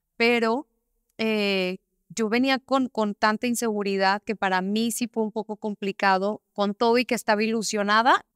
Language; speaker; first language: Spanish; native; Spanish